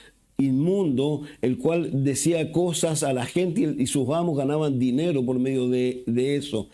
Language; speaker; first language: Spanish; native; Spanish